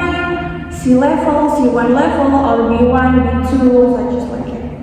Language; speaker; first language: English; non-native, fluent; Indonesian